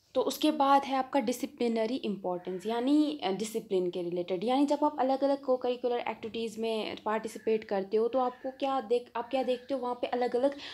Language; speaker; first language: Hindi; non-native, local second language; Kashmiri